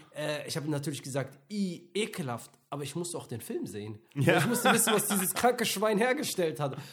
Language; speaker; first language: German; native; German